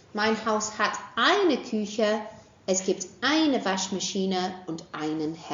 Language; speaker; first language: German; non-native, fluent; English